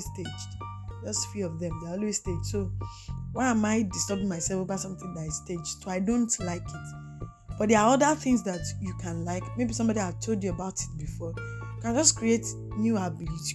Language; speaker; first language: English; non-native, local second language; Yoruba